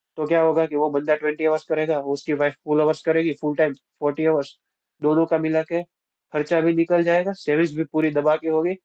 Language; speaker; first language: Hindi; non-native, local second language; Gujarati